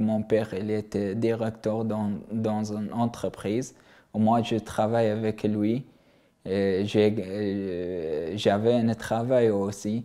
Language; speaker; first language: French; non-native, learner; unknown